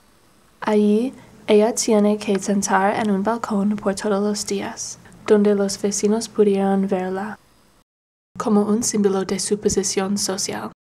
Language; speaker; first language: Spanish; non-native, learner; English